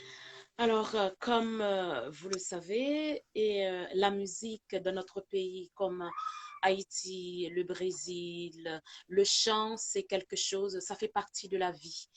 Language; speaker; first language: French; non-native, local second language; Haitian Creole